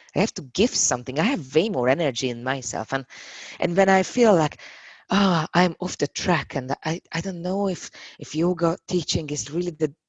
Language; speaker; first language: English; non-native, fluent; Hungarian